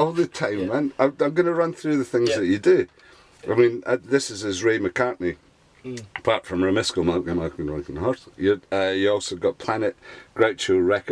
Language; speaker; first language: English; native; English